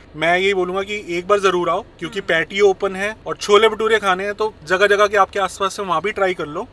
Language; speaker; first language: Hindi; native; Hindi